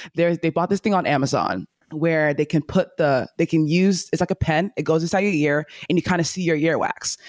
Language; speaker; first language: English; native; English